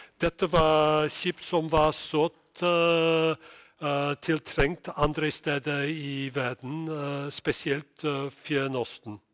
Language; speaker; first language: Norwegian; non-native, fluent; English